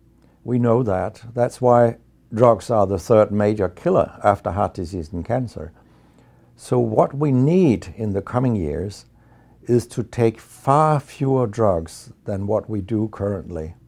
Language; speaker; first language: English; non-native, fluent; Danish